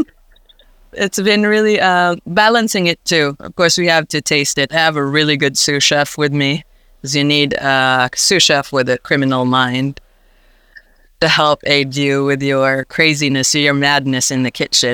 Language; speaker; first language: English; non-native, local second language; Hiligaynon